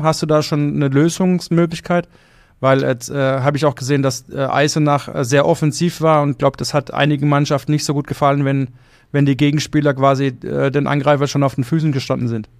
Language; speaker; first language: German; native; German